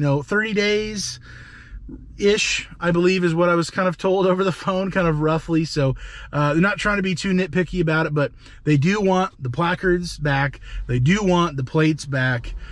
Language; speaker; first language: English; native; English